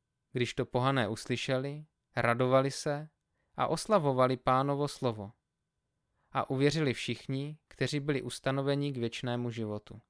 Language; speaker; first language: Czech; native; Czech